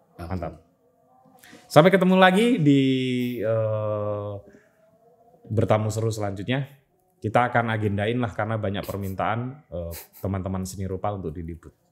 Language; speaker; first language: Indonesian; non-native, local second language; Javanese